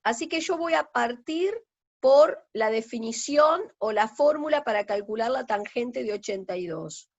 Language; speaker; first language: Spanish; native; Spanish